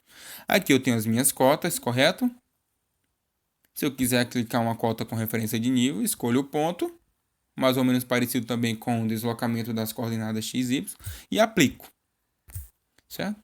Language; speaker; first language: Portuguese; native; Portuguese